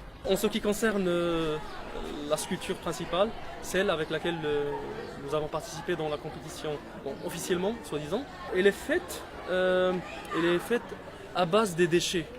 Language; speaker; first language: French; non-native, local second language; Arabic